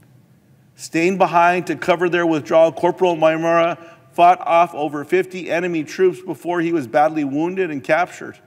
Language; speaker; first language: English; native; English